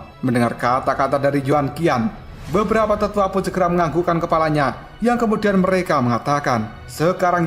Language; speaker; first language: Indonesian; native; Indonesian